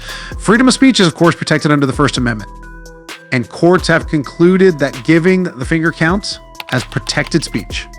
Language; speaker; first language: English; native; English